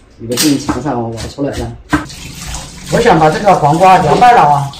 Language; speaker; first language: Chinese; native; Chinese